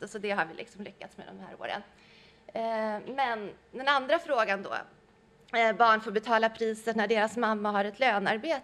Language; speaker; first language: Swedish; native; Swedish